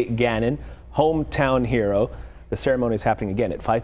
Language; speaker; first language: English; native; English